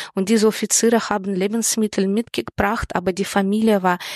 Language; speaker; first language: German; non-native, fluent; Russian